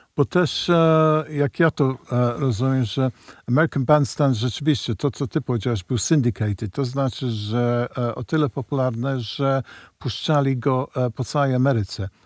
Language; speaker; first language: Polish; early bilingual, heritage; Polish